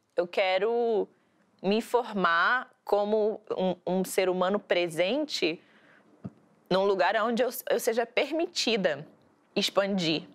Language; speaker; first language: Portuguese; early bilingual, heritage; Portuguese